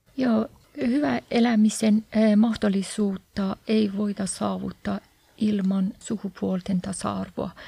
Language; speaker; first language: Finnish; non-native, fluent; Persian